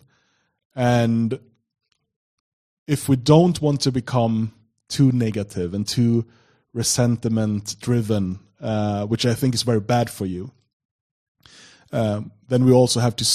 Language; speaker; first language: English; non-native, fluent; Swedish